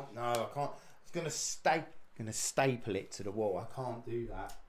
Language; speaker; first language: English; native; English